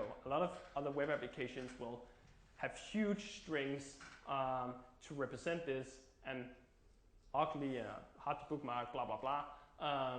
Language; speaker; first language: English; non-native, fluent; Danish